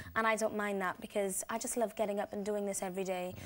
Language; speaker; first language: English; native; English